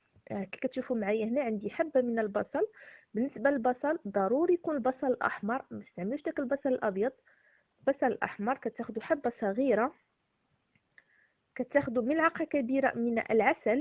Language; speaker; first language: Arabic; native; Arabic